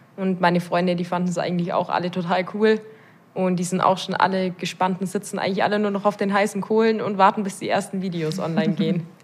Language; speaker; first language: German; native; German